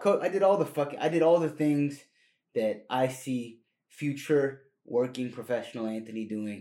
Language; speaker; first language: English; early bilingual, other home language; Spanish